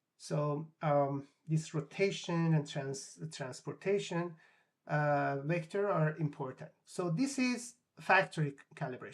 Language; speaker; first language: English; non-native, fluent; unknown